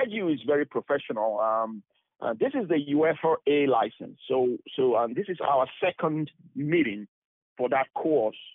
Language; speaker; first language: English; non-native, local second language; Bini